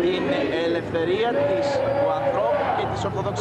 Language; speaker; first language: Greek; native; Greek